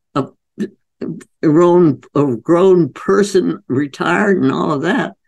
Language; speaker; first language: English; native; English